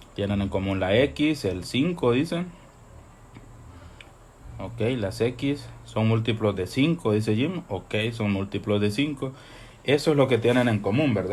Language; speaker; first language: Spanish; native; Spanish